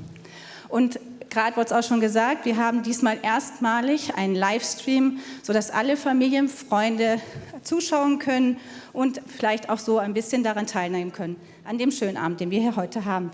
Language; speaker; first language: German; native; German